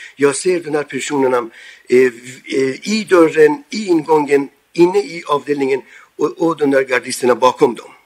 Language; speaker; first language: Swedish; non-native, fluent; Persian